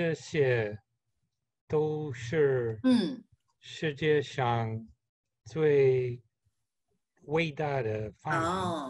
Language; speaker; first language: Chinese; non-native, learner; English